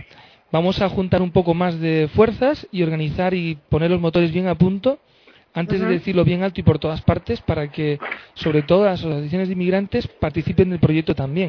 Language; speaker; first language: Spanish; native; Spanish